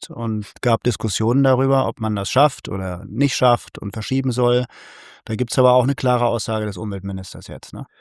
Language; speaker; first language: German; native; German